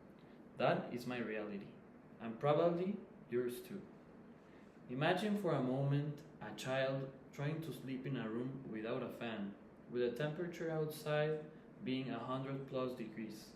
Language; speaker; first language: English; non-native, fluent; Spanish